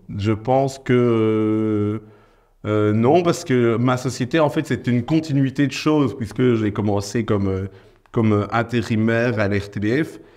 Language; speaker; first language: French; native; French